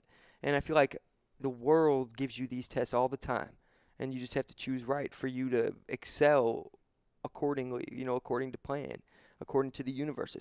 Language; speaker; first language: English; native; English